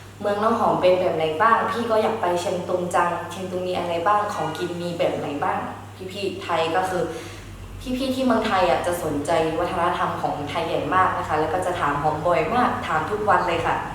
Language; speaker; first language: Thai; early bilingual, other home language; Shan